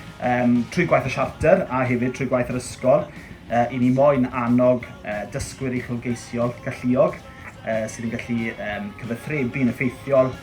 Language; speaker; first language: Welsh; native; Welsh